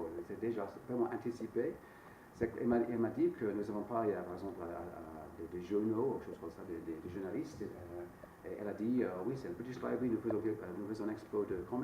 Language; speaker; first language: French; non-native, fluent; English